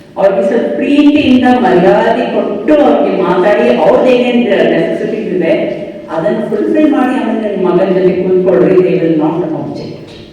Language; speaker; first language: Kannada; non-native, local second language; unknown